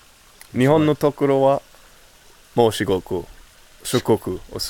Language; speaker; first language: Japanese; non-native, learner; English